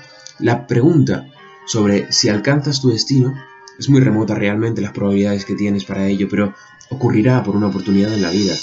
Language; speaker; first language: Spanish; native; Spanish